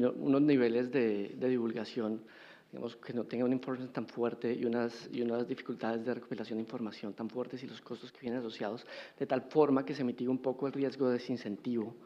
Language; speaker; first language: Spanish; native; Spanish